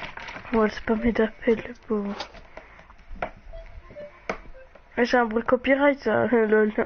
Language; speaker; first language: French; native; French